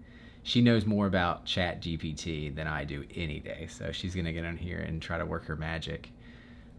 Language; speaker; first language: English; native; English